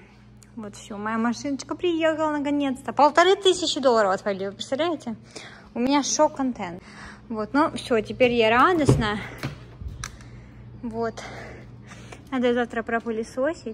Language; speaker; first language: Russian; native; Russian